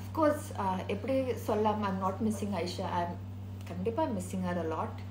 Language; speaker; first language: Tamil; non-native, learner; Malayalam